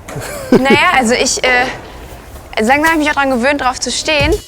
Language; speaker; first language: German; native; German